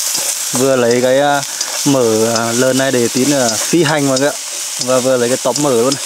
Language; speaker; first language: Vietnamese; native; Vietnamese